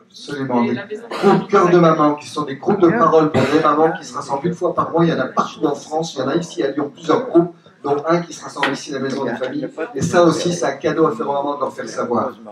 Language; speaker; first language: French; native; French